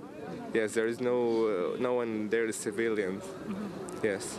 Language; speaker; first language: English; non-native, fluent; Arabic